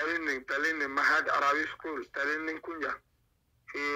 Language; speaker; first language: Arabic; non-native, learner; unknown